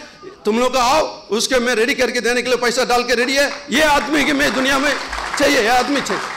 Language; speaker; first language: Hindi; non-native, local second language; Urdu